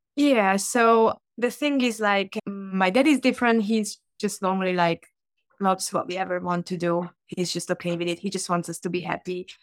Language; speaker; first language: English; non-native, fluent; Hungarian